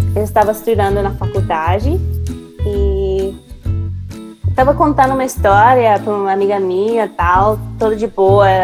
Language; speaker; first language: Portuguese; non-native, fluent; English